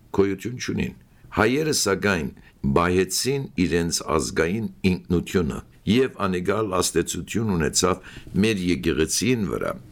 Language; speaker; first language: Armenian; early bilingual, heritage; Armenian